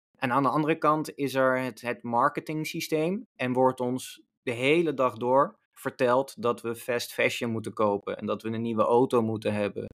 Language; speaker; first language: Dutch; native; Dutch